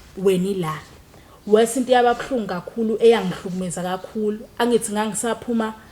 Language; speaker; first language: Zulu; native; Zulu